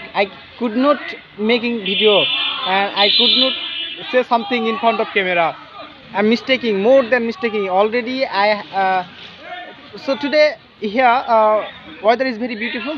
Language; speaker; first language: English; non-native, learner; Bangla